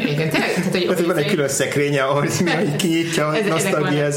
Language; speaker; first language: Hungarian; native; Hungarian